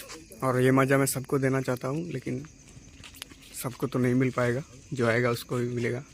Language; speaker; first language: Hindi; non-native, local second language; Bangla